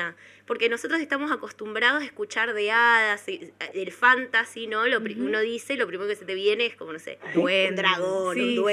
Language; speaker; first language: Spanish; native; Spanish